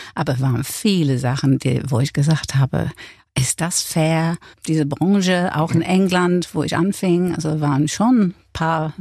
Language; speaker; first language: German; non-native, fluent; English